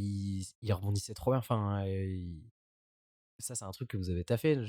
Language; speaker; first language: French; native; French